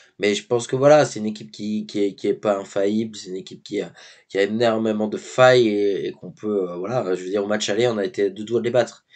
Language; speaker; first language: French; native; French